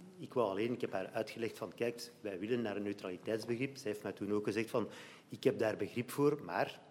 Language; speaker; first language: Dutch; native; Dutch